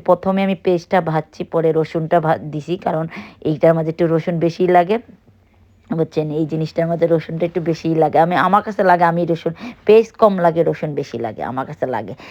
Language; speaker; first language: Bangla; native; Bangla